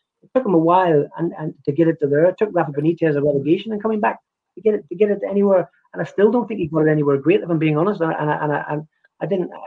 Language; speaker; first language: English; native; English